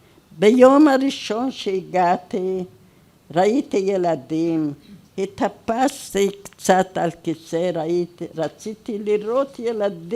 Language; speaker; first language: Hebrew; non-native, fluent; Hungarian